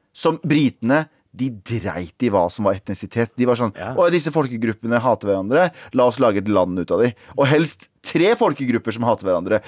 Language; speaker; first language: Norwegian; early bilingual, other home language; Kurdish